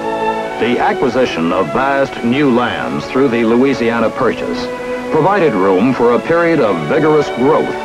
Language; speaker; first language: English; native; English